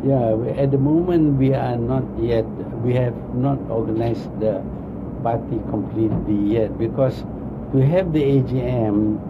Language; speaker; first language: English; non-native, local second language; Malay